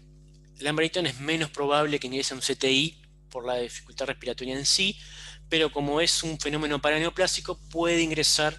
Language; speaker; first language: Spanish; native; Spanish